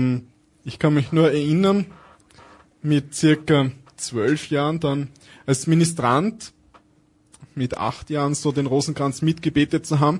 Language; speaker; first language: German; native; German